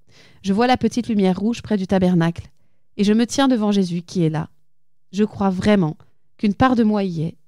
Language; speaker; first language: French; native; French